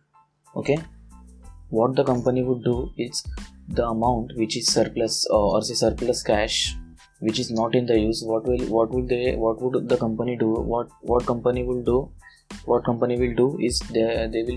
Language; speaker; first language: English; non-native, local second language; Marathi